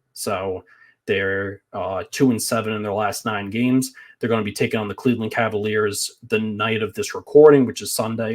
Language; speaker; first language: English; native; English